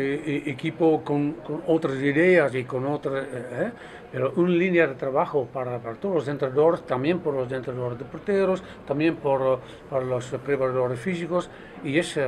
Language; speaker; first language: Spanish; non-native, fluent; Dutch